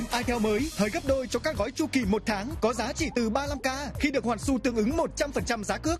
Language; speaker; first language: Vietnamese; native; Vietnamese